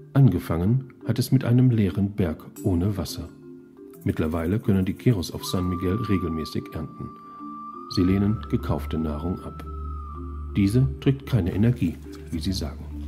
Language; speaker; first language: German; native; German